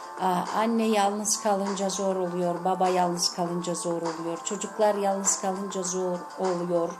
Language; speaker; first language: Turkish; non-native, fluent; Gagauz